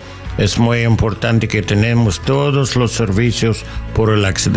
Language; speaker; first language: Spanish; non-native, learner; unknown